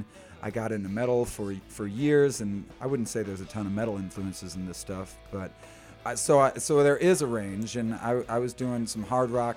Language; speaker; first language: English; native; English